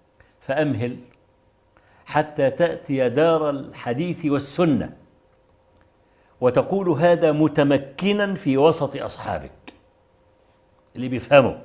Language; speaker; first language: Arabic; native; Arabic